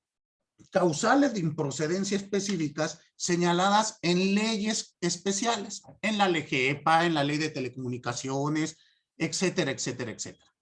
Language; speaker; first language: Spanish; native; Spanish